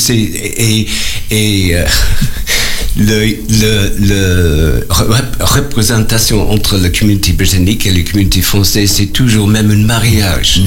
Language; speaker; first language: French; non-native, learner; English